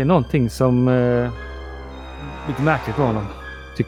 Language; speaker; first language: Swedish; native; Swedish